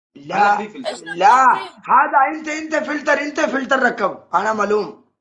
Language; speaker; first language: Arabic; non-native, learner; Punjabi